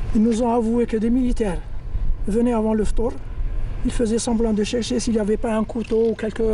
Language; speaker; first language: French; non-native, local second language; Arabic